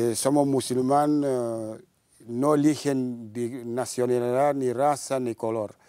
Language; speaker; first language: Spanish; non-native, fluent; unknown